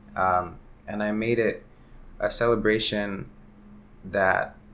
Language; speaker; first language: English; early bilingual, other home language; Hindi